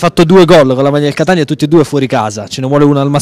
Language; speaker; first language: Italian; native; Italian